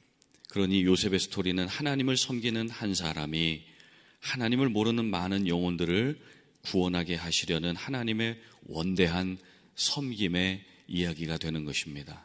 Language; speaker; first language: Korean; native; Korean